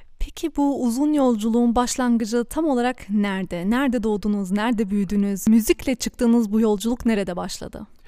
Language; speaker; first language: Turkish; early bilingual, heritage; Turkish